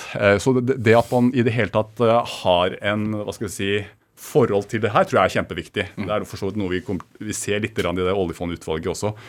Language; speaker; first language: Norwegian; early bilingual, other home language; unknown